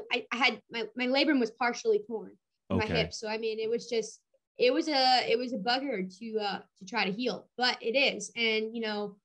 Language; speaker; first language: English; native; English